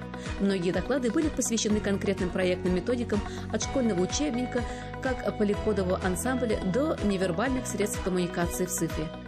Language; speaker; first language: Russian; native; Russian